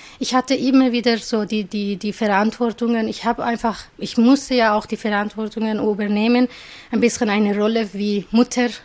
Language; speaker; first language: German; non-native, fluent; Persian